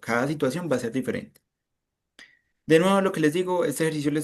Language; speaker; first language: Spanish; native; Spanish